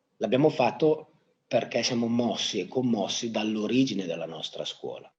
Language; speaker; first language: Italian; native; Italian